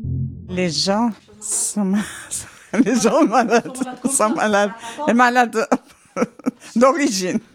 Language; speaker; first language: French; non-native, learner; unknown